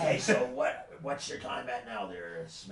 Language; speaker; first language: English; native; English